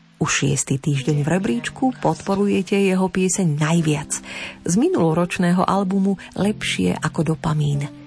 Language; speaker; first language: Slovak; native; Slovak